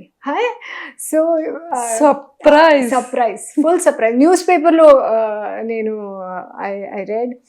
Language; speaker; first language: Telugu; non-native, learner; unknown